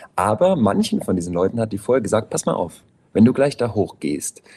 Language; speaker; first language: German; native; German